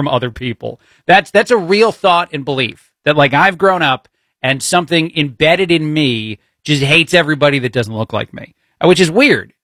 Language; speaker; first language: English; native; English